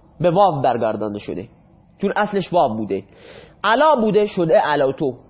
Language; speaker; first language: Persian; non-native, local second language; Baluchi